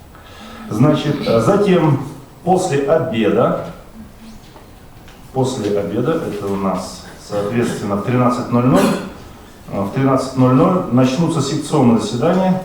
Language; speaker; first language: Russian; native; Russian